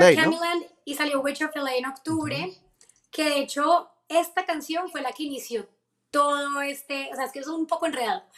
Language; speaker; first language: Spanish; native; Spanish